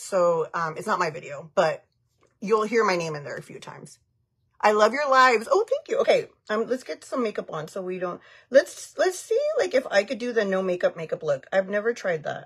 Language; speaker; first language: English; early bilingual, other home language; Spanish